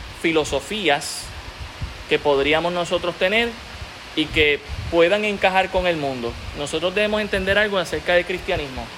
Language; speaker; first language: Spanish; native; Spanish